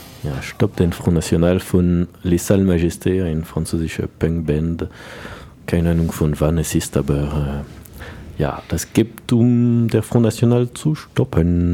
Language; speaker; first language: German; non-native, learner; French